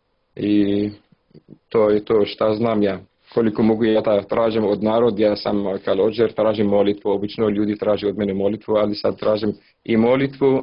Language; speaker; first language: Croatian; non-native, learner; Arabic